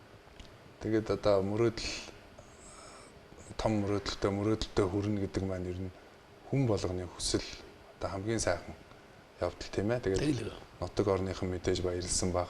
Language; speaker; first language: Mongolian; native; Mongolian